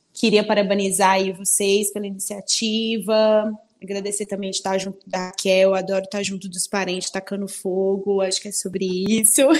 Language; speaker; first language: Portuguese; early bilingual, other home language; Spanish